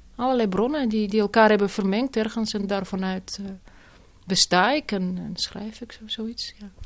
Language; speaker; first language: Dutch; non-native, fluent; Russian